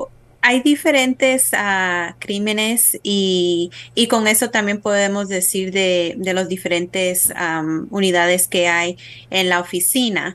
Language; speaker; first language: Spanish; early bilingual, heritage; Spanish